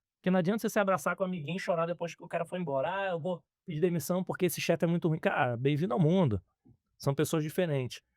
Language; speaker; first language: Portuguese; native; Portuguese